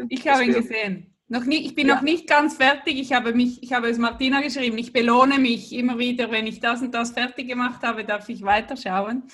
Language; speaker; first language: German; native; German